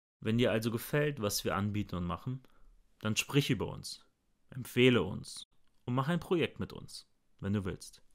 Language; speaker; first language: German; early bilingual, other home language; Bosnian